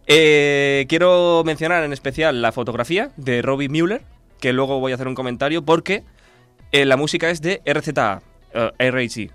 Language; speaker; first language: Spanish; native; Spanish